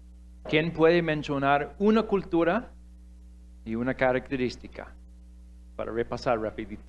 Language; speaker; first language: Spanish; non-native, fluent; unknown